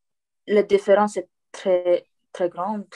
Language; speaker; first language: French; non-native, learner; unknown